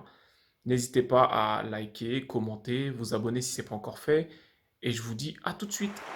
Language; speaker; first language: French; native; French